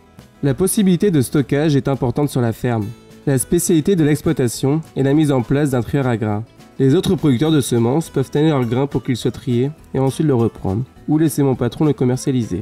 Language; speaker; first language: French; native; French